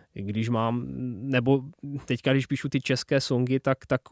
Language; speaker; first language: Czech; non-native, local second language; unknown